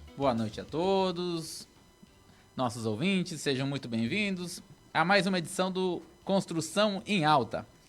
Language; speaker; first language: Portuguese; native; Portuguese